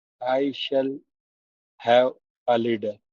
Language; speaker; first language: English; non-native, learner; Hindi